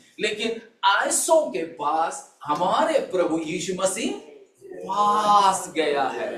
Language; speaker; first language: Hindi; non-native, local second language; Malayalam